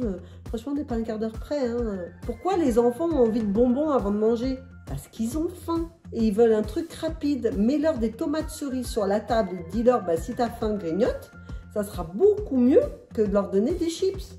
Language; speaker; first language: French; native; French